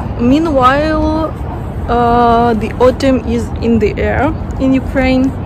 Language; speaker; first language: English; non-native, fluent; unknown